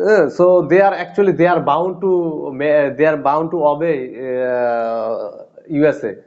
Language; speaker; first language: English; non-native, learner; Bangla